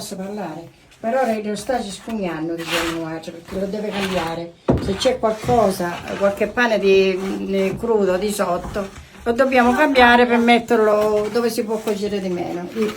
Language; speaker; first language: Italian; native; Italian